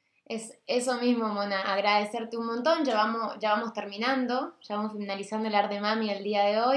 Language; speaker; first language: Spanish; native; Spanish